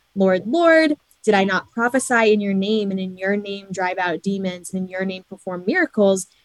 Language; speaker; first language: English; native; English